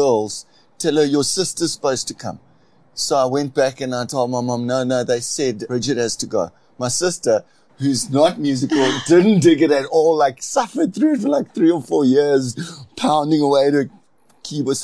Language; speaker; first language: English; native; English